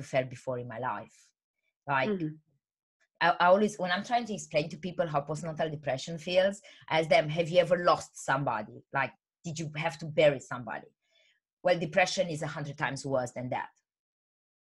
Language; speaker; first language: English; non-native, fluent; Romanian